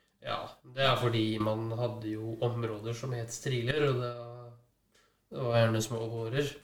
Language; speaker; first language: Norwegian; native; Norwegian